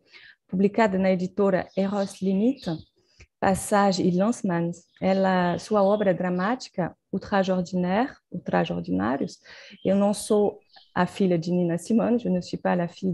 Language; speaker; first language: Portuguese; non-native, fluent; French